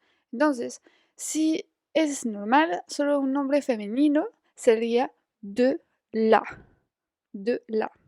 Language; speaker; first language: Spanish; non-native, fluent; French